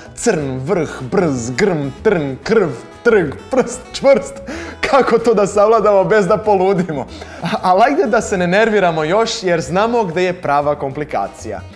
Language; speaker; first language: Serbian; non-native, fluent; Portuguese